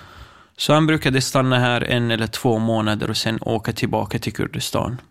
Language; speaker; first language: Swedish; non-native, fluent; Kurdish